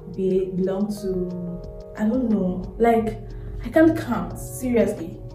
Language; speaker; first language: English; non-native, local second language; Yoruba